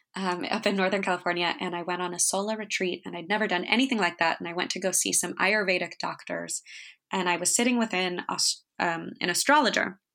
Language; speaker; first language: English; native; English